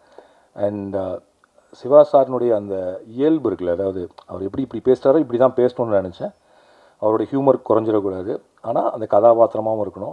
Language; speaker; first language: Tamil; native; Tamil